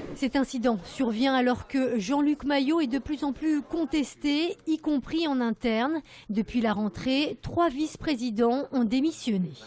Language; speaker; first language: French; native; French